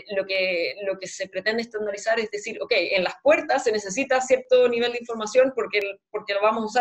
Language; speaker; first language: Spanish; native; Spanish